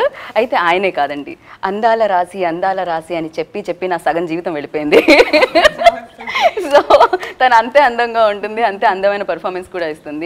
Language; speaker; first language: Telugu; native; Telugu